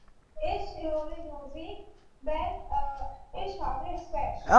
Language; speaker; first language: German; non-native, learner; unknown